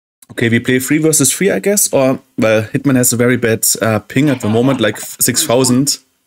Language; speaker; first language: English; non-native, fluent; German